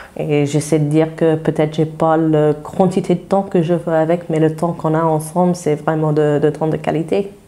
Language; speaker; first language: French; non-native, fluent; English